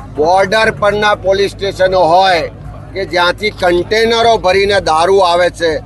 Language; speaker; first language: Gujarati; native; Gujarati